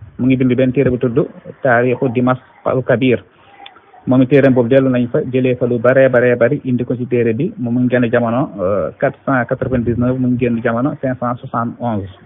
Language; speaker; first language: Wolof; non-native, local second language; Fula